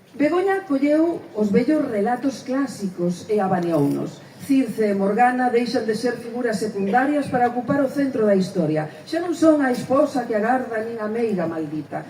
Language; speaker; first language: Galician; early bilingual, heritage; Spanish